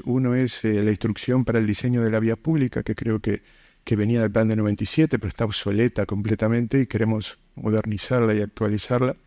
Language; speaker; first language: Spanish; native; Spanish